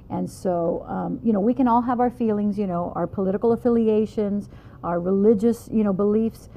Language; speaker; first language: English; native; English